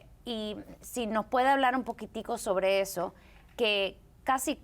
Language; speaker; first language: Spanish; early bilingual, heritage; Spanish